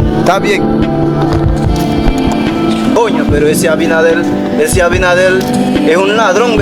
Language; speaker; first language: Spanish; native; Spanish